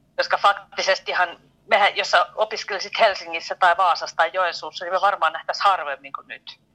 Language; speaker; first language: Finnish; native; Finnish